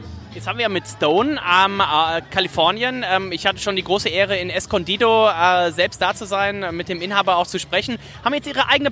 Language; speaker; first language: German; native; German